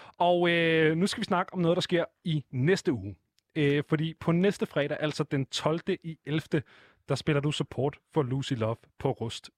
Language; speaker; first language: Danish; native; Danish